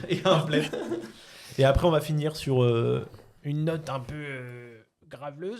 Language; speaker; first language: French; native; French